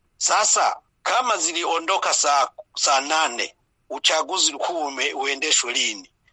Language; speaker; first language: Swahili; non-native, local second language; Rundi